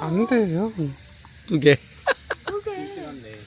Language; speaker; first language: Korean; native; Korean